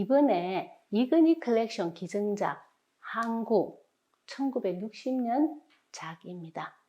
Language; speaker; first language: Korean; native; Korean